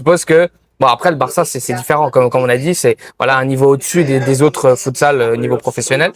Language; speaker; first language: French; native; French